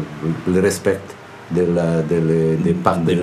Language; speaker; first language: French; non-native, fluent; Italian